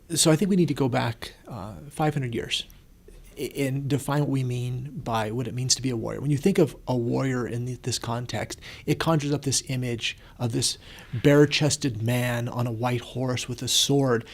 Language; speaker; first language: English; native; English